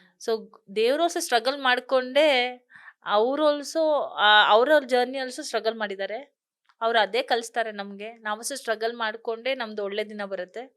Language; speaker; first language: Kannada; non-native, local second language; Konkani